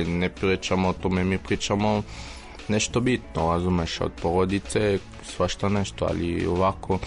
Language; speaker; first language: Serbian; non-native, learner; French